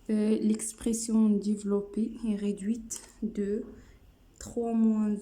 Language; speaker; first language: French; non-native, local second language; Arabic